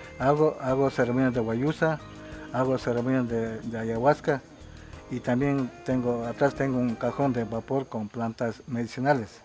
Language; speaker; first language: Spanish; non-native, local second language; Quechua